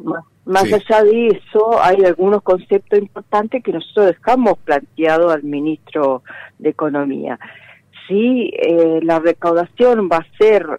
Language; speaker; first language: Spanish; native; Spanish